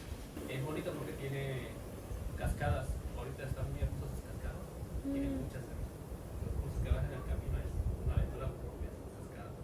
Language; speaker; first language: Spanish; native; Spanish